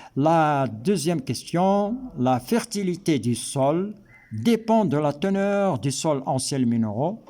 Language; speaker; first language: French; non-native, local second language; Arabic